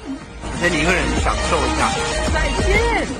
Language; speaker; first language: Chinese; non-native, fluent; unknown